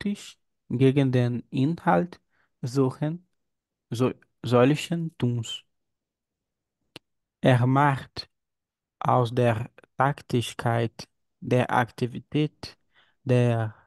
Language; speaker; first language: German; non-native, learner; Portuguese